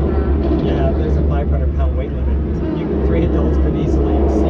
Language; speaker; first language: English; native; English